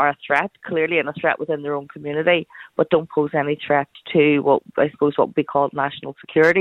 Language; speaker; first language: English; native; English